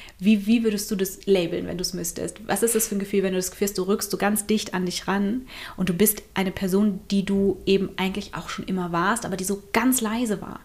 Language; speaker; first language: German; native; German